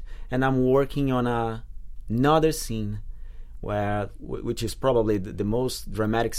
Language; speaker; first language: English; non-native, fluent; Portuguese